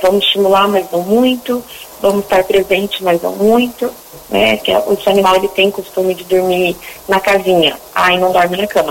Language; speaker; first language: Portuguese; native; Portuguese